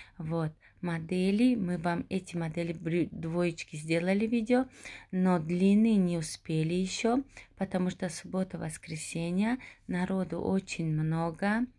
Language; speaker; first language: Russian; non-native, local second language; Tajik